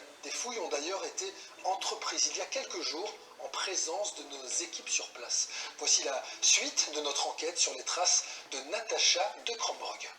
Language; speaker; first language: French; native; French